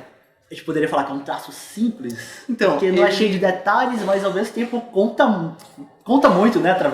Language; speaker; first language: Portuguese; native; Portuguese